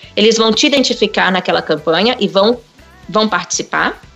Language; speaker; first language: Portuguese; native; Portuguese